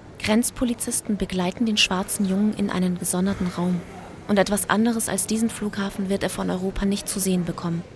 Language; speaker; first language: German; native; German